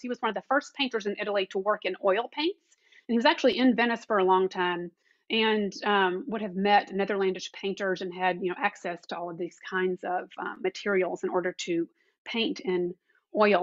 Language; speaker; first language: English; native; English